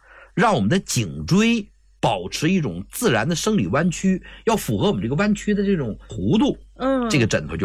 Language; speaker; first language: Chinese; native; Chinese